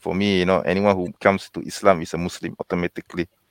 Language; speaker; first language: English; non-native, local second language; Malay